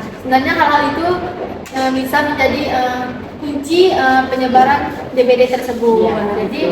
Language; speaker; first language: Indonesian; native; Indonesian